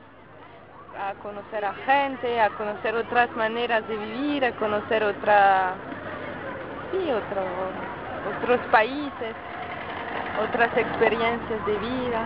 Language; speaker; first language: Spanish; non-native, fluent; French